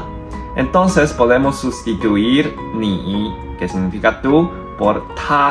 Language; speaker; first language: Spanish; non-native, fluent; Chinese